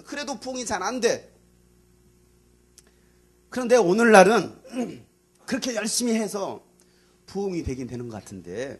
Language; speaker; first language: Korean; native; Korean